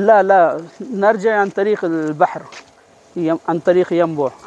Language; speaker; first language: Arabic; non-native, fluent; Urdu